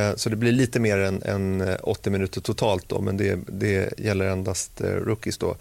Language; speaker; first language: Swedish; native; Swedish